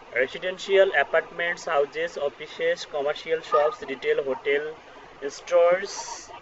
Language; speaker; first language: English; non-native, local second language; Bangla